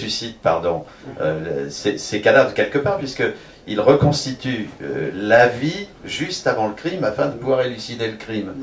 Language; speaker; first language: French; native; French